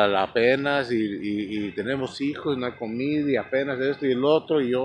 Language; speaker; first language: Spanish; early bilingual, heritage; Spanish